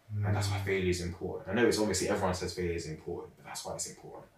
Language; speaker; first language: English; native; English